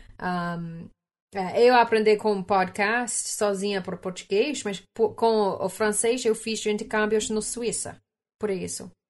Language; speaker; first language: Portuguese; non-native, learner; English